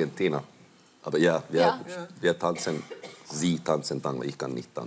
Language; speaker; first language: German; non-native, learner; Finnish